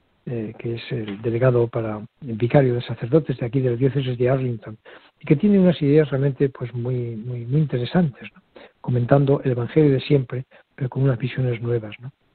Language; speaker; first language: Spanish; native; Spanish